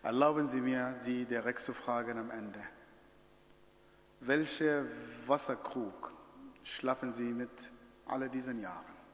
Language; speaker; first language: German; non-native, fluent; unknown